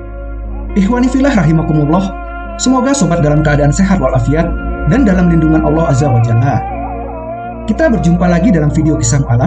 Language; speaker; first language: Indonesian; native; Indonesian